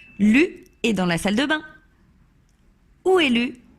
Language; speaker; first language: French; native; French